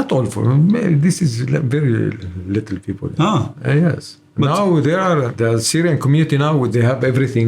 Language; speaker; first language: English; non-native, learner; Arabic